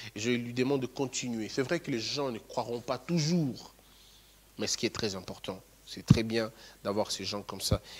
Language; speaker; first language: French; non-native, local second language; Lingala